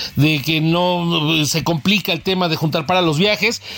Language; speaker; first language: Spanish; native; Spanish